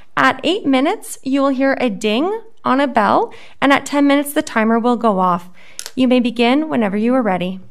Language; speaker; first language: English; native; English